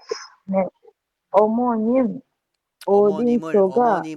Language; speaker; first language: Korean; non-native, learner; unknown